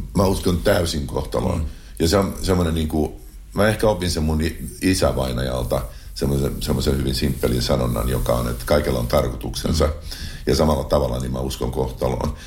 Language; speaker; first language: Finnish; native; Finnish